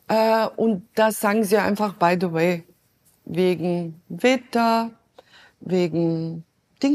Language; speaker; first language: German; non-native, fluent; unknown